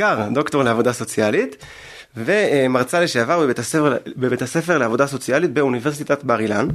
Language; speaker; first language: Hebrew; native; Hebrew